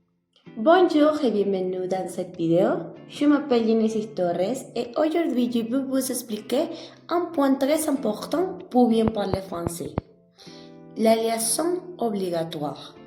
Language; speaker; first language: French; non-native, learner; Spanish